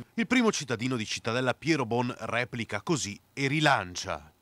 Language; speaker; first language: Italian; native; Italian